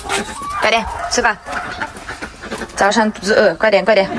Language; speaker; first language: Chinese; non-native, learner; Ukrainian